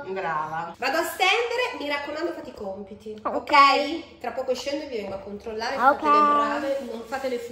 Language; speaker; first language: Italian; native; Italian